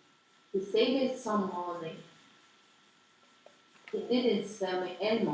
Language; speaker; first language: English; non-native, learner; Portuguese